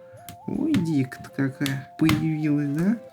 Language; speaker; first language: Russian; native; Russian